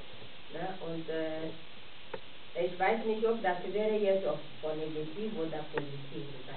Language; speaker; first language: German; non-native, fluent; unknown